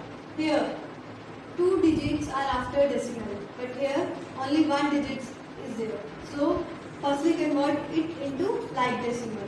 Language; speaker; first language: English; non-native, local second language; Hindi